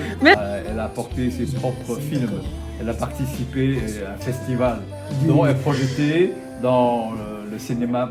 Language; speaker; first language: French; non-native, fluent; Chinese